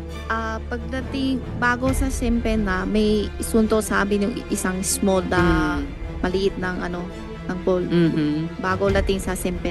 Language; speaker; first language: Filipino; non-native, learner; Chinese